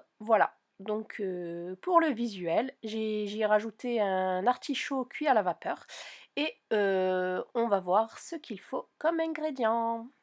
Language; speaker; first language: French; native; French